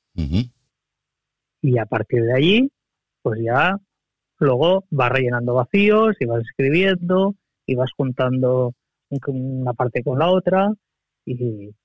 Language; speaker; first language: Spanish; native; Spanish